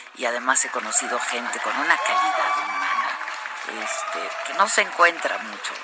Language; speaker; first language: Spanish; native; Spanish